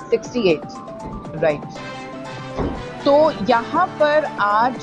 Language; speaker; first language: Hindi; native; Hindi